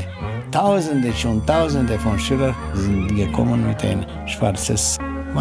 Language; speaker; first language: German; non-native, learner; Romanian